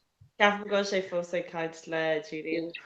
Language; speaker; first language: Irish; non-native, local second language; English